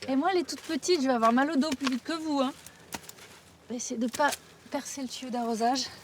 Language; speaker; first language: French; native; French